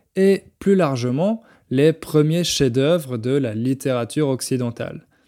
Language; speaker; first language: French; native; French